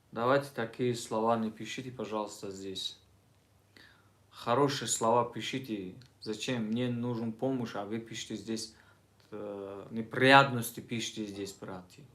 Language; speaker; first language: Russian; non-native, learner; Tajik